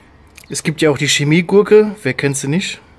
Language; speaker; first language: German; native; German